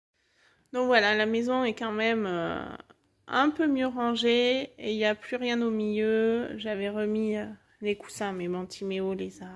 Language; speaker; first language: French; native; French